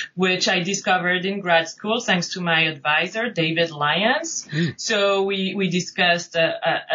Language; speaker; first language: English; non-native, fluent; French